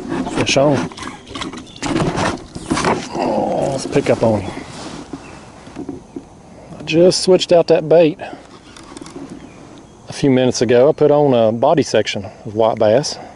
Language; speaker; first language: English; native; English